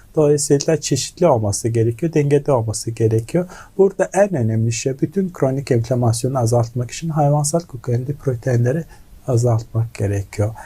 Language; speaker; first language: Turkish; non-native, fluent; Mongolian